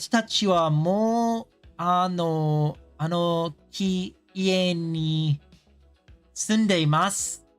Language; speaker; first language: Japanese; non-native, learner; English